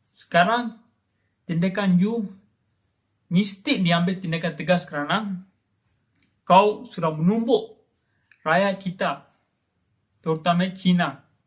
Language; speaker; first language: Malay; non-native, local second language; Tamil